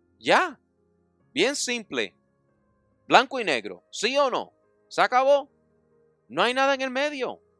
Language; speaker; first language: Spanish; early bilingual, heritage; Spanish